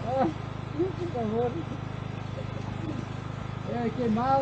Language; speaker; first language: Spanish; non-native, learner; Portuguese